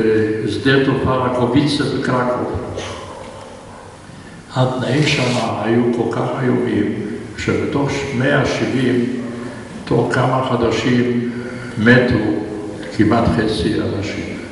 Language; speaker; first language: Hebrew; non-native, fluent; Polish